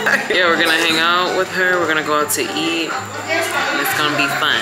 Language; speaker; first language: English; early bilingual, other home language; Spanish